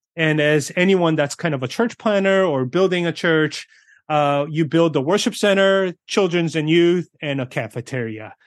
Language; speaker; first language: English; early bilingual, other home language; Korean